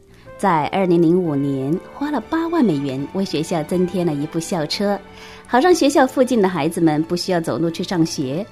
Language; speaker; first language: Chinese; native; Chinese